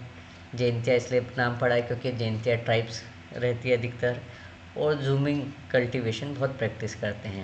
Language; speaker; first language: Hindi; native; Hindi